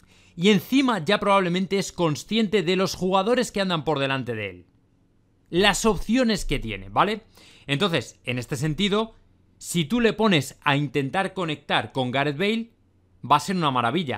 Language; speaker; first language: Spanish; native; Spanish